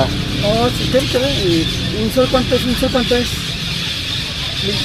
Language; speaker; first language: Spanish; native; Spanish